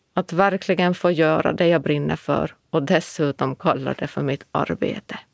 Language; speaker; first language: Swedish; native; Swedish